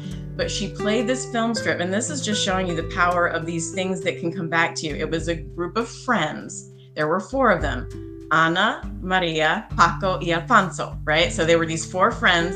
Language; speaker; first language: English; native; English